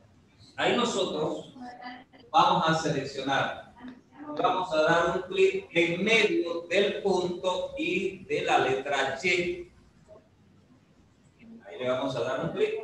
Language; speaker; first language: Spanish; native; Spanish